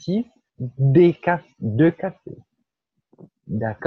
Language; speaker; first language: French; non-native, fluent; Portuguese